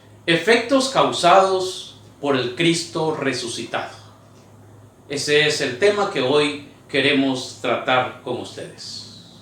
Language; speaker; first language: Spanish; native; Spanish